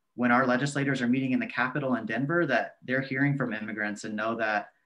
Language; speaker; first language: English; native; English